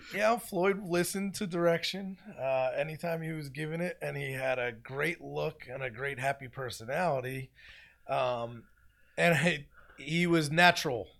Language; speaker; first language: English; native; English